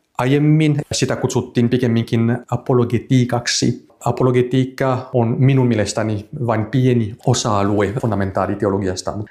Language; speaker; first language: Finnish; non-native, fluent; French